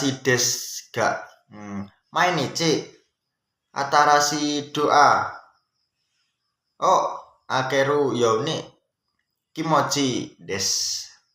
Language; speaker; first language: Japanese; non-native, learner; Indonesian